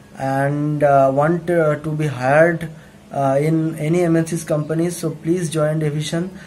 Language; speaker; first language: English; non-native, local second language; Bangla